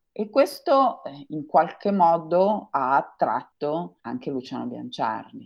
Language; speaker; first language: Italian; native; Italian